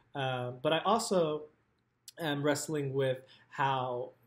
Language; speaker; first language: English; native; English